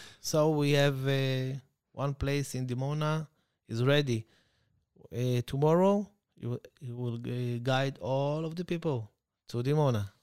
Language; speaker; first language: English; non-native, learner; Hebrew